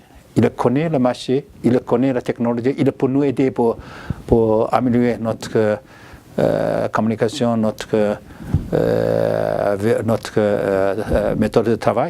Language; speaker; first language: French; non-native, learner; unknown